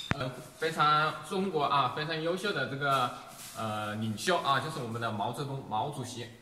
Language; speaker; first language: Chinese; native; Chinese